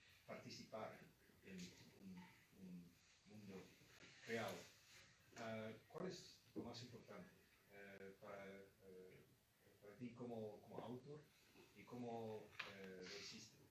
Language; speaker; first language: Spanish; non-native, fluent; English